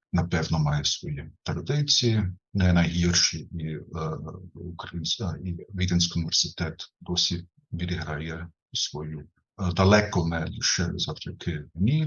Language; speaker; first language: Ukrainian; non-native, fluent; German